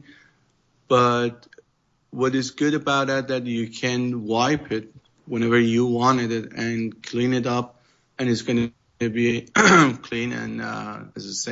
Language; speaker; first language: English; non-native, fluent; Persian